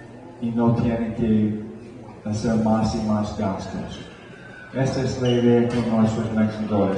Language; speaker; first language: Spanish; non-native, fluent; English